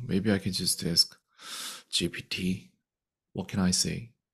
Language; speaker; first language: English; non-native, fluent; Korean